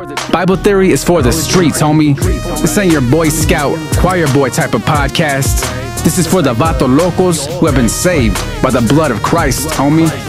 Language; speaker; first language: English; early bilingual, other home language; Spanish